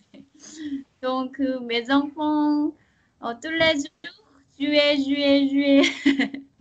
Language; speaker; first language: French; non-native, learner; Korean